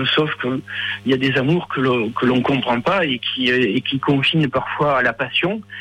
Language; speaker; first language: French; native; French